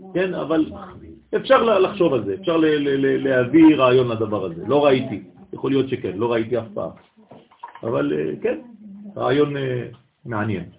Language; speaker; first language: Hebrew; non-native, fluent; French